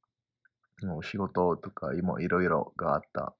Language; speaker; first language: Japanese; non-native, learner; English